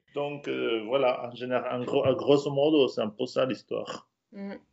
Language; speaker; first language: French; non-native, fluent; Spanish